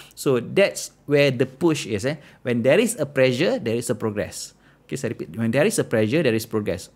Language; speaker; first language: English; non-native, local second language; Malay